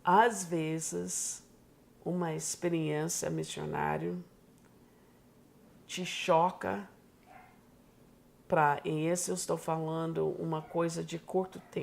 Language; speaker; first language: Portuguese; non-native, fluent; English